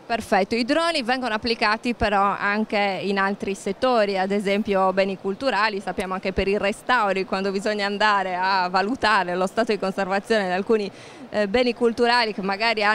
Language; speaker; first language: Italian; native; Italian